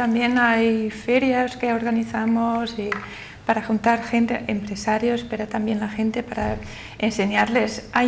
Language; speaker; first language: Spanish; non-native, fluent; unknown